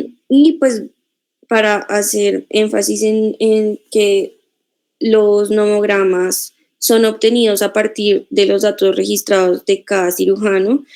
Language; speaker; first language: Spanish; native; Spanish